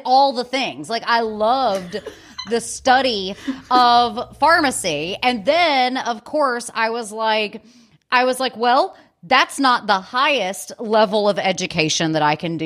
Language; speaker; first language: English; native; English